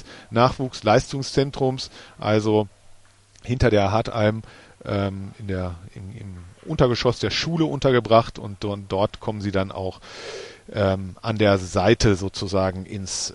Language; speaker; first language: German; native; German